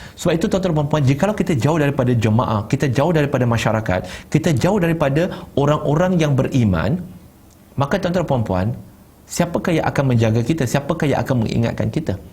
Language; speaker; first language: Malay; non-native, local second language; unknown